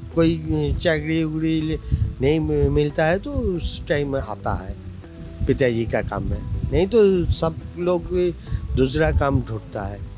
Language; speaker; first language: Hindi; non-native, local second language; Bangla